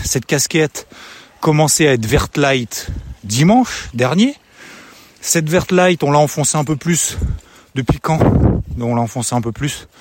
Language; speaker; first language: French; native; French